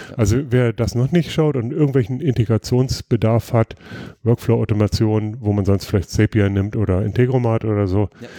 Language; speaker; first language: German; native; German